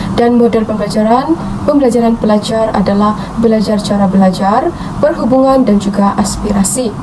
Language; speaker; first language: Malay; non-native, local second language; Central Dusun